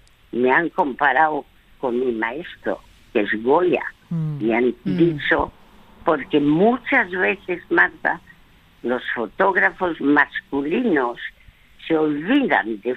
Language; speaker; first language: Spanish; early bilingual, other home language; French